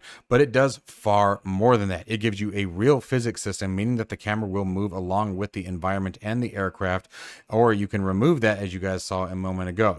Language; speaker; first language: English; native; English